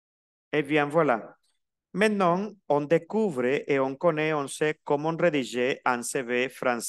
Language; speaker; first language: French; non-native, fluent; Spanish